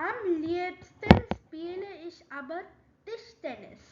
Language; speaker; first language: German; non-native, learner; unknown